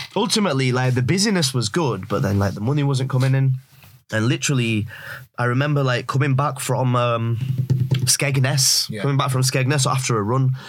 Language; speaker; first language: English; early bilingual, other home language; Urdu